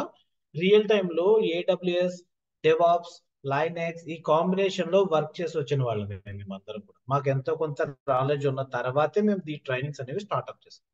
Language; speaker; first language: Telugu; native; Telugu